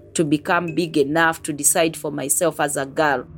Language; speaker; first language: English; non-native, fluent; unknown